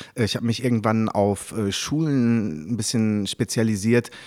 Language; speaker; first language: German; early bilingual, other home language; French